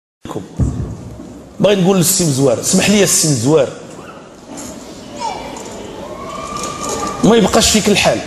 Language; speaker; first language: Arabic; native; Arabic